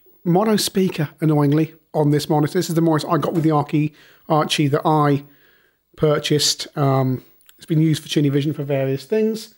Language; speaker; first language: English; native; English